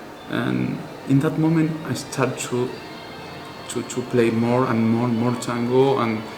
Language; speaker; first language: English; non-native, learner; Spanish